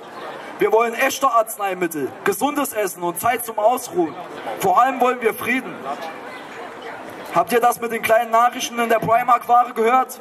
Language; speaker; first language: German; native; German